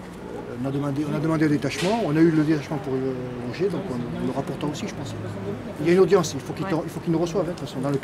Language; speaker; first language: French; native; French